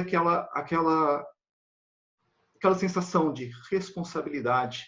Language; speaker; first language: Portuguese; native; Portuguese